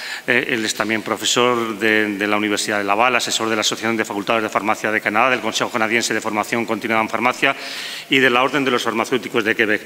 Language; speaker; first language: Spanish; native; Spanish